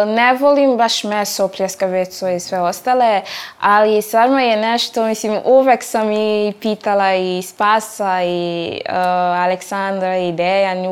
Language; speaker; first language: Croatian; non-native, fluent; French